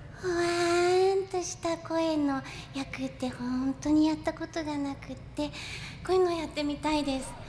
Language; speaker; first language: Japanese; native; Japanese